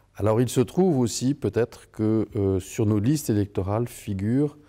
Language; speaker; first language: French; native; French